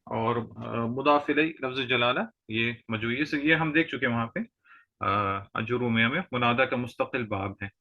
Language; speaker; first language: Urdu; native; Urdu